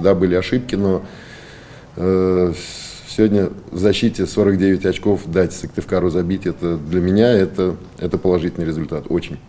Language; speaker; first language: Russian; native; Russian